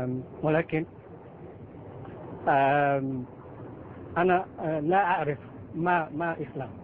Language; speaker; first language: Arabic; non-native, learner; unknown